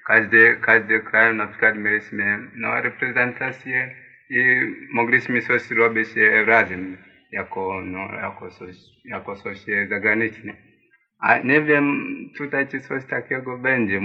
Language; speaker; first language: Polish; non-native, learner; Swahili